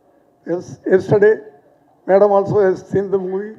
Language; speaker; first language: Tamil; native; Tamil